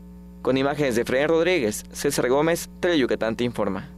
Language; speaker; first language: Spanish; native; Spanish